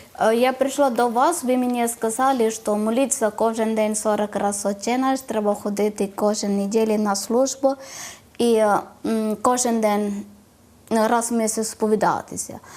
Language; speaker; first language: Ukrainian; non-native, learner; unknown